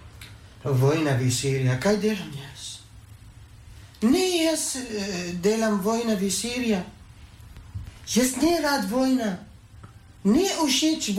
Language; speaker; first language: Slovenian; non-native, learner; Arabic